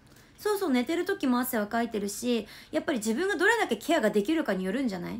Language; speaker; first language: Japanese; native; Japanese